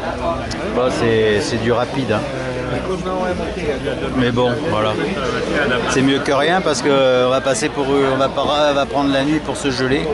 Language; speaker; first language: French; native; French